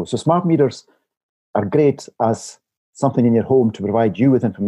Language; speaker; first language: English; native; English